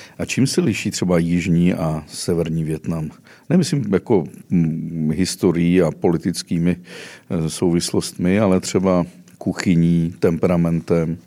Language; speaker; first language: Czech; native; Czech